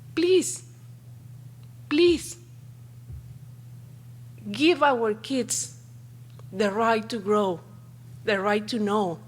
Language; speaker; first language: English; non-native, fluent; Spanish